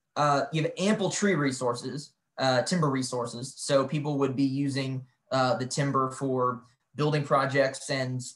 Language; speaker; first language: English; native; English